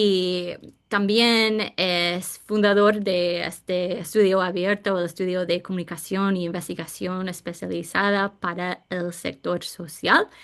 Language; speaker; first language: Spanish; non-native, fluent; English